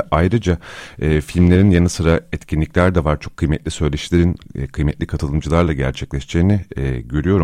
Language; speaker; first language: Turkish; native; Turkish